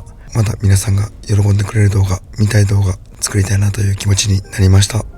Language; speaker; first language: Japanese; native; Japanese